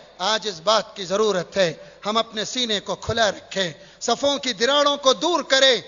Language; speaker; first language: Urdu; native; Urdu